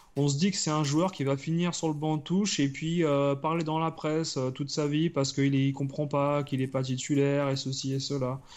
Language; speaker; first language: French; native; French